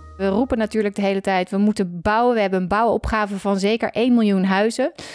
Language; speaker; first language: Dutch; native; Dutch